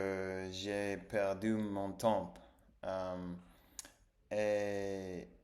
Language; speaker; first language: French; non-native, learner; English